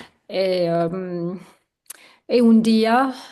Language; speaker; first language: Spanish; non-native, learner; English